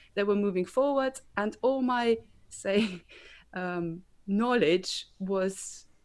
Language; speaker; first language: English; non-native, fluent; Slovenian